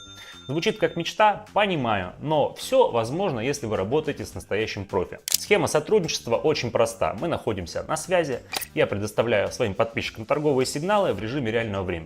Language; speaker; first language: Russian; native; Russian